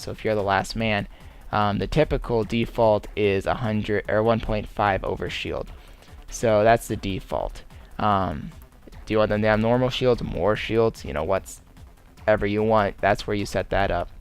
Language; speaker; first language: English; native; English